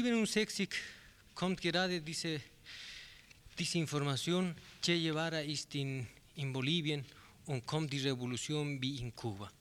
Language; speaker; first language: German; non-native, learner; Spanish